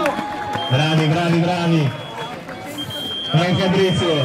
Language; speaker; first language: Italian; native; Italian